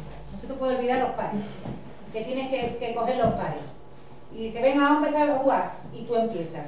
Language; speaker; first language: Spanish; native; Spanish